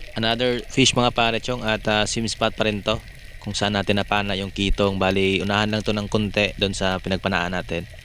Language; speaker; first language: Filipino; non-native, local second language; Cebuano